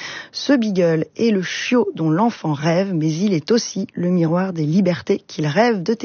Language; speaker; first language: French; native; French